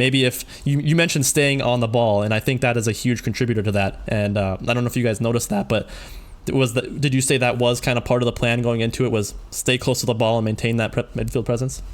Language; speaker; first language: English; native; English